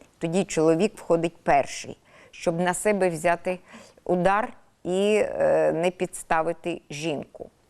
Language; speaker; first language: Ukrainian; native; Ukrainian